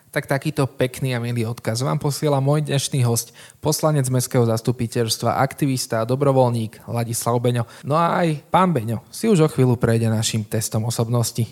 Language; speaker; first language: Slovak; native; Slovak